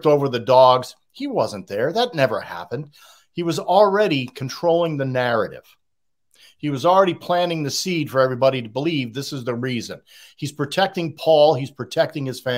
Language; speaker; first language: English; native; English